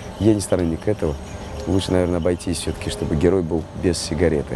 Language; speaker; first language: Russian; native; Russian